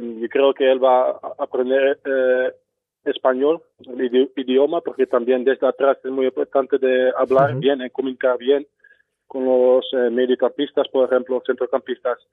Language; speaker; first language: Spanish; non-native, fluent; Dutch